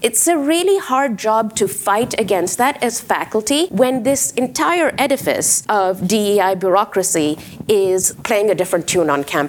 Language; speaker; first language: English; non-native, local second language; Urdu